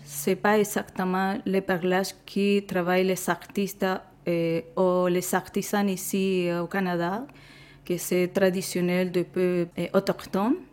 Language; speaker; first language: French; non-native, fluent; Spanish